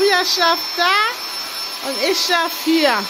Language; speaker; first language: German; early bilingual, other home language; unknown